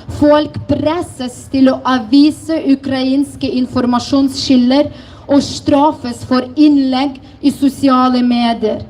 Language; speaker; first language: Norwegian; non-native, fluent; Ukrainian